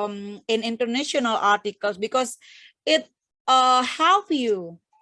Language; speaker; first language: English; non-native, fluent; Indonesian